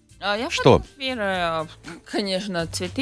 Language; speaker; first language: Russian; non-native, local second language; Latvian